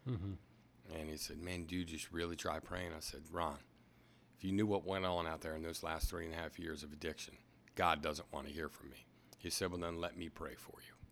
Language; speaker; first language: English; native; English